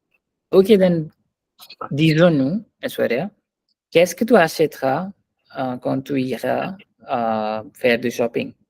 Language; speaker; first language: French; non-native, fluent; Hindi